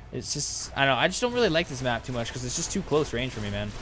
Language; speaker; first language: English; native; English